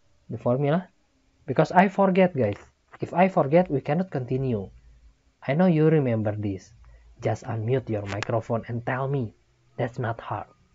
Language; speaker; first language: English; non-native, fluent; Indonesian